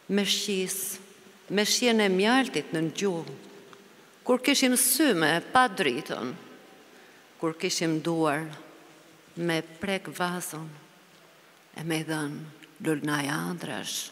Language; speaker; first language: Italian; non-native, learner; Albanian